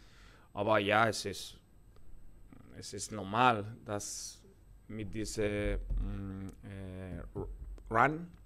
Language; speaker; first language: German; non-native, learner; Spanish